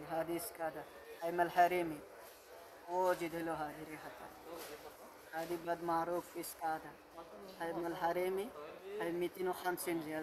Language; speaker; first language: Arabic; non-native, learner; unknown